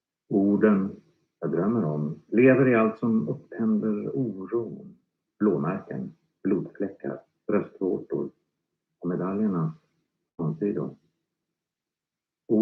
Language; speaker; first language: Swedish; native; Swedish